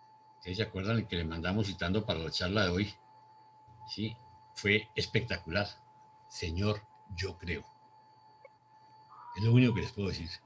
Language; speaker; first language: Spanish; native; Spanish